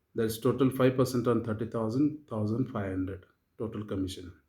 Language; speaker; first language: English; non-native, local second language; Kannada